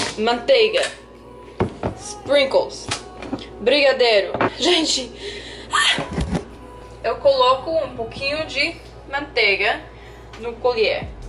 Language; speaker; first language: Portuguese; non-native, learner; English